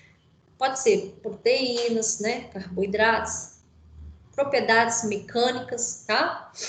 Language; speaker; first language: Portuguese; native; Portuguese